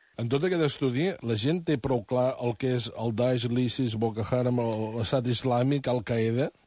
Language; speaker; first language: Catalan; native; Catalan